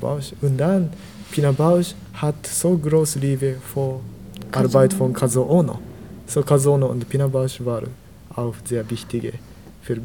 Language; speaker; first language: German; non-native, learner; Japanese